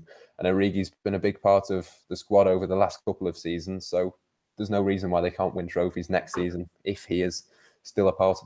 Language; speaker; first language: English; native; English